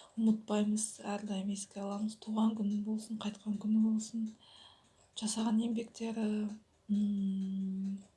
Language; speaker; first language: Kazakh; native; Kazakh